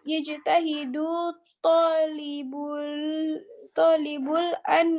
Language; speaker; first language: Arabic; non-native, learner; Indonesian